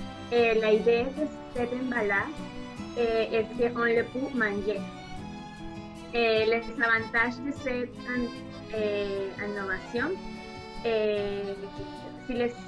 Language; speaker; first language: French; non-native, learner; Spanish